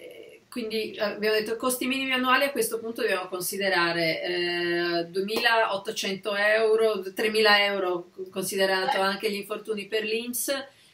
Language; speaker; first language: Italian; native; Italian